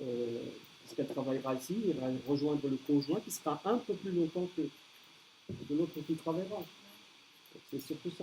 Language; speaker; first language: French; native; French